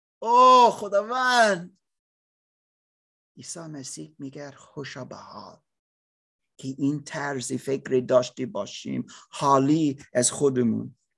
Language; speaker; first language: Persian; non-native, learner; English